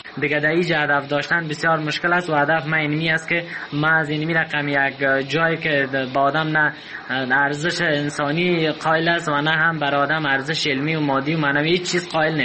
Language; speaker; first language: Persian; native; Persian